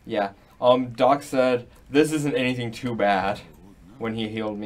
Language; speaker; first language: English; native; English